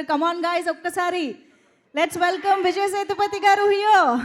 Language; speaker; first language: Telugu; native; Telugu